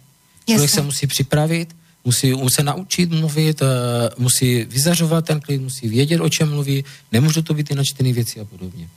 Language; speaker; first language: Czech; native; Czech